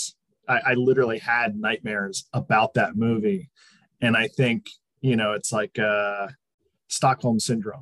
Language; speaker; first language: English; native; English